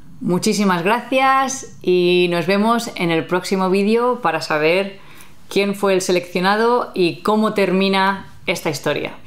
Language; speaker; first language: Spanish; native; Spanish